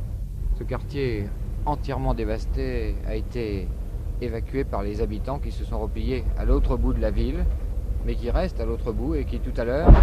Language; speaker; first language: French; native; French